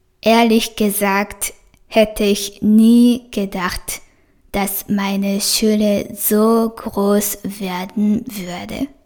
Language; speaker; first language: German; non-native, fluent; Japanese